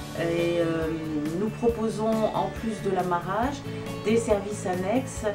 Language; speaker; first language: French; native; French